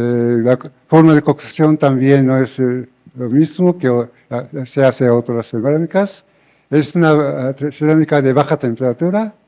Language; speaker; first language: Spanish; non-native, fluent; Japanese